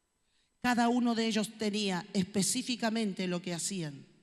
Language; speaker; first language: Spanish; native; Spanish